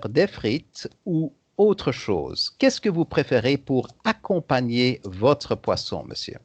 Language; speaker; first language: French; native; French